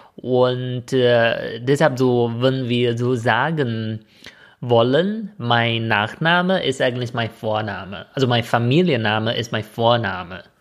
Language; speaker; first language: German; non-native, fluent; Chinese